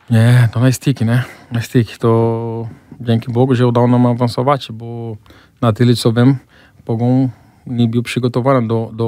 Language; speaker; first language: Polish; non-native, fluent; Portuguese